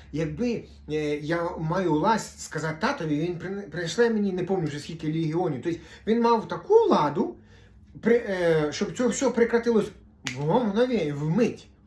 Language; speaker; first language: Ukrainian; non-native, local second language; Russian